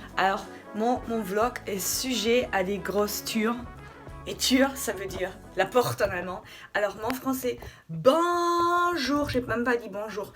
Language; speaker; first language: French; non-native, fluent; German